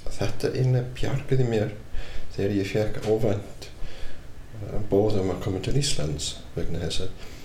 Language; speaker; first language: Icelandic; non-native, fluent; English